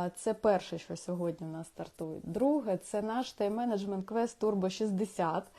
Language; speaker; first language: Ukrainian; non-native, local second language; Russian